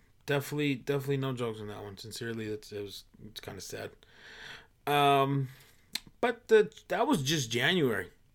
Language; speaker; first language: English; early bilingual, other home language; Spanish